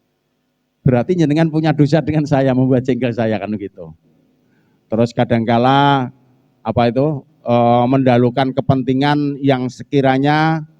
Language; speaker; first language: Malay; non-native, local second language; Javanese